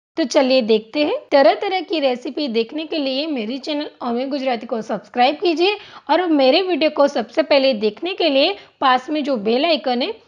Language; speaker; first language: Hindi; non-native, local second language; Gujarati